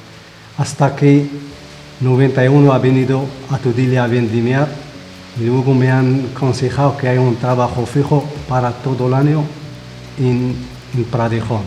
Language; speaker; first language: Spanish; non-native, fluent; Arabic